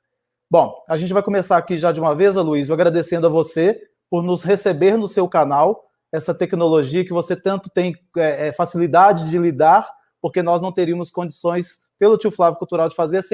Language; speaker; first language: Portuguese; native; Portuguese